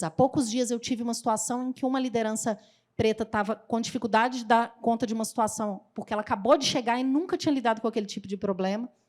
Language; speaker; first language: Portuguese; native; Portuguese